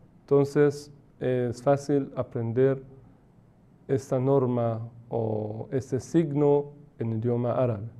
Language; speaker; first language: Spanish; non-native, fluent; Persian